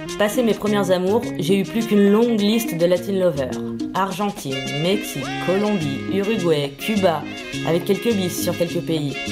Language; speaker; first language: French; early bilingual, other home language; Spanish